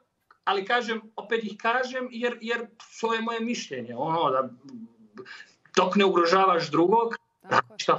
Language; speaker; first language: Serbian; native; Serbian